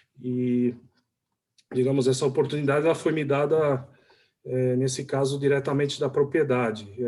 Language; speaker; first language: Portuguese; early bilingual, other home language; German